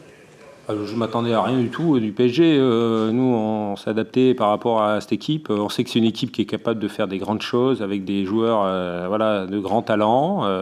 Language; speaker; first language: French; native; French